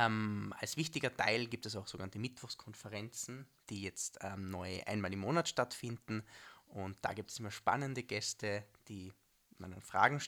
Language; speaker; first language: German; native; German